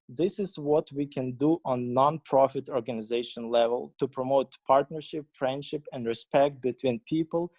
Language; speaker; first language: English; non-native, fluent; Ukrainian